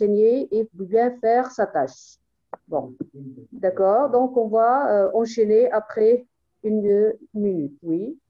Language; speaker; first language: French; non-native, local second language; Arabic